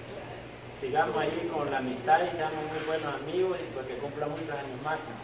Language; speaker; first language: Spanish; native; Spanish